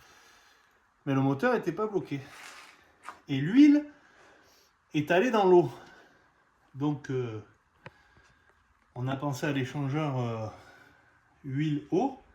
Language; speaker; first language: French; native; French